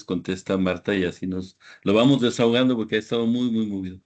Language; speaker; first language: Spanish; native; Spanish